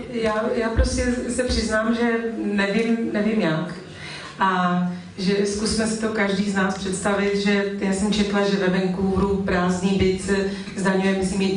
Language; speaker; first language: Czech; native; Czech